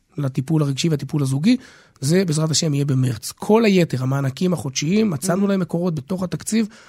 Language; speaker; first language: Hebrew; native; Hebrew